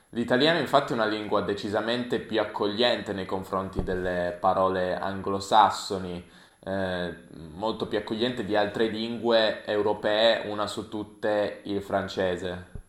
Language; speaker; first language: Italian; native; Italian